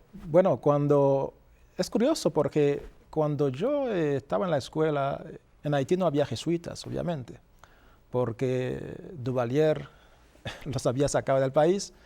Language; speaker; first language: Spanish; non-native, fluent; Haitian Creole